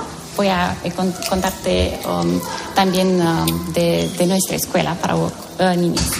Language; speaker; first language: Spanish; non-native, learner; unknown